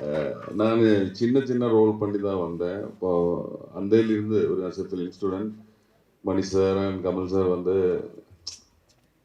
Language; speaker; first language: Tamil; non-native, learner; Malayalam